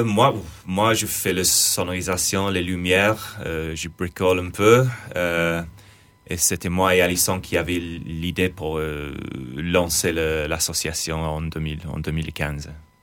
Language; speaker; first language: French; non-native, fluent; English